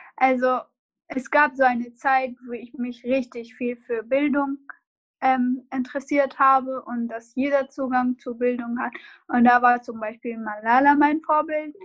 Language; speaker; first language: German; non-native, fluent; Arabic